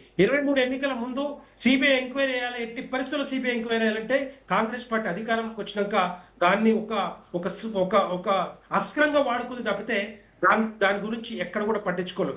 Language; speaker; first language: Telugu; native; Telugu